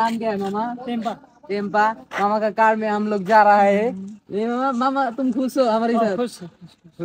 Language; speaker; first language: Hindi; non-native, learner; Bangla